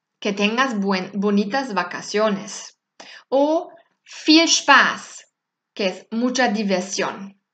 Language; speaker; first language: Spanish; non-native, fluent; German